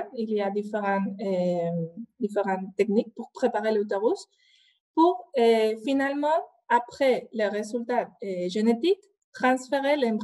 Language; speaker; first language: French; non-native, fluent; Spanish